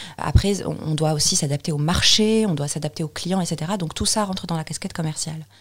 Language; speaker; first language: French; non-native, local second language; Arabic